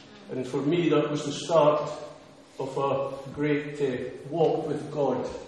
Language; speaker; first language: English; native; English